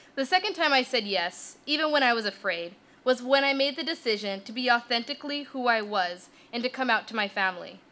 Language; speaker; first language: English; native; English